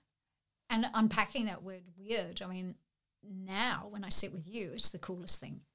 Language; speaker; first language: English; native; English